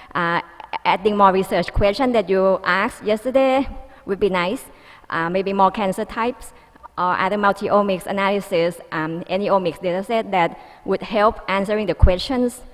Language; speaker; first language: English; non-native, fluent; Thai